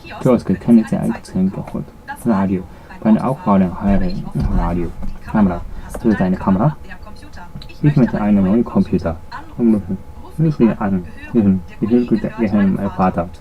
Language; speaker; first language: German; non-native, learner; Japanese